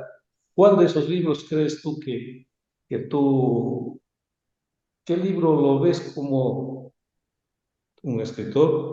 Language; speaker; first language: Spanish; native; Spanish